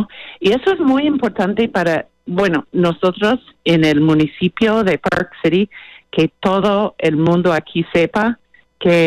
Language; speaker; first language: Spanish; non-native, fluent; English